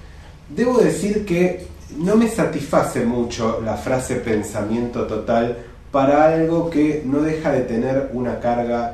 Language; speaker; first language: Spanish; native; Spanish